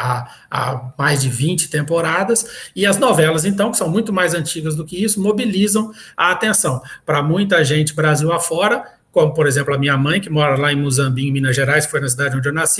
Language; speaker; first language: Portuguese; native; Portuguese